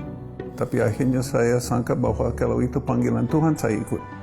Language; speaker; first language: Indonesian; non-native, fluent; English